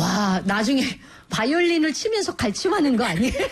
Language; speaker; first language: Korean; native; Korean